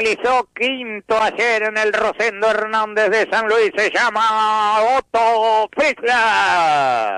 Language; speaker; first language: Spanish; native; Spanish